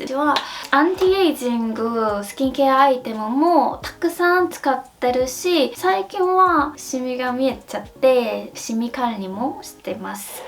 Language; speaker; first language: Japanese; non-native, fluent; Korean